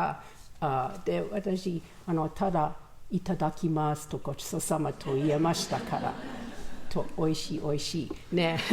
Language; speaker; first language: Japanese; non-native, learner; English